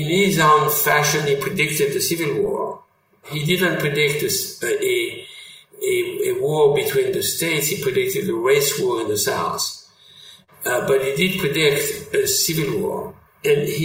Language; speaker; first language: English; non-native, fluent; French